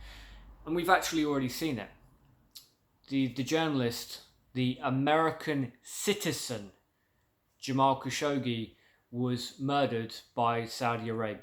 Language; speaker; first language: English; native; English